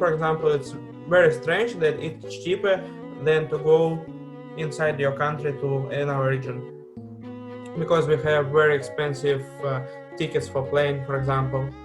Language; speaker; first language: English; non-native, fluent; Russian